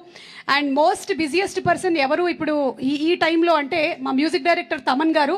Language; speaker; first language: Telugu; native; Telugu